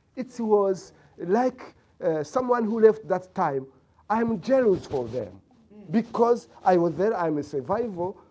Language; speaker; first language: English; non-native, local second language; Kinyarwanda